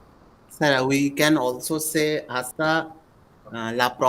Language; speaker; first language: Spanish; non-native, learner; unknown